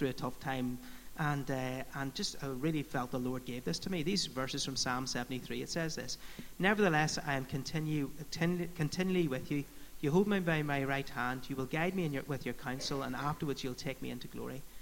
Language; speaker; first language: English; native; English